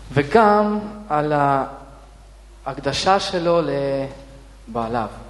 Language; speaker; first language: Hebrew; non-native, fluent; Russian